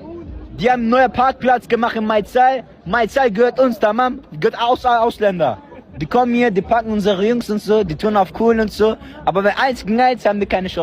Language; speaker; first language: German; non-native, learner; Kurdish